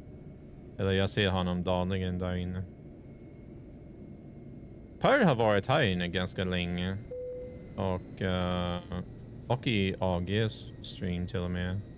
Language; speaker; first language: Swedish; non-native, fluent; English